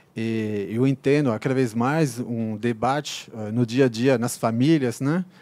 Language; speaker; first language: Portuguese; non-native, fluent; French